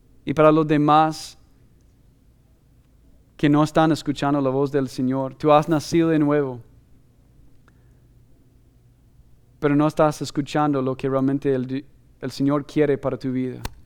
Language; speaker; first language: Spanish; non-native, fluent; English